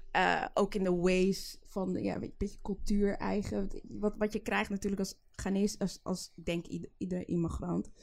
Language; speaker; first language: Dutch; early bilingual, other home language; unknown